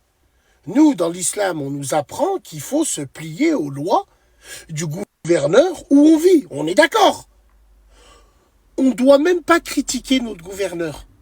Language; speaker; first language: French; native; French